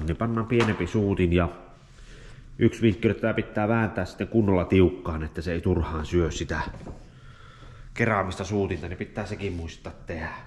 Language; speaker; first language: Finnish; native; Finnish